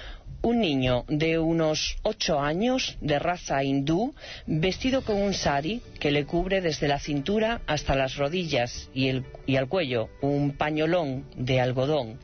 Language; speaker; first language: Spanish; native; Spanish